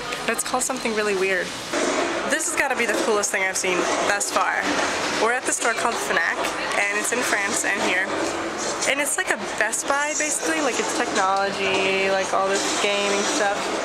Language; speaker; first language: English; native; English